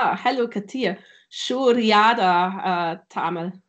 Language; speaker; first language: Arabic; non-native, learner; German